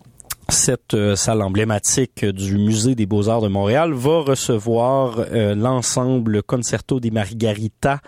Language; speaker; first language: French; native; French